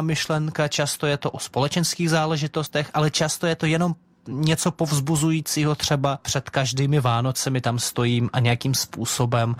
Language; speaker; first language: Czech; non-native, fluent; Russian